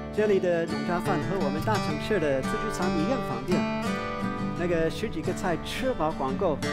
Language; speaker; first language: Chinese; non-native, fluent; English